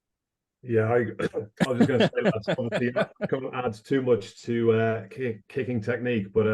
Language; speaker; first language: English; native; English